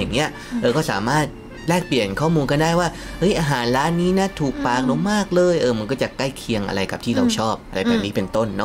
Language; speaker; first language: Thai; native; Thai